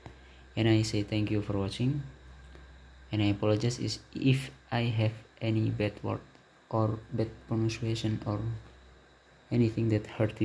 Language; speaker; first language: English; non-native, learner; Indonesian